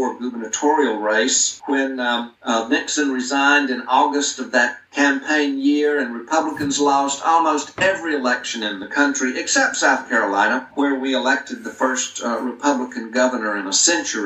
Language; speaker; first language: English; native; English